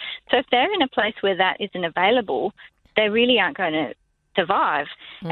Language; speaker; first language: English; native; English